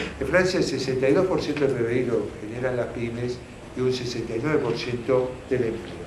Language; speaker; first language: Spanish; native; Spanish